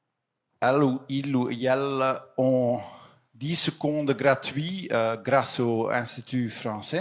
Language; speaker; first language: French; non-native, fluent; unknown